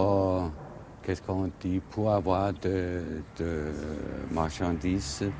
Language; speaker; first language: French; non-native, learner; Danish